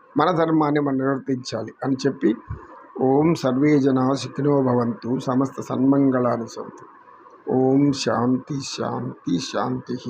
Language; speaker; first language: Telugu; native; Telugu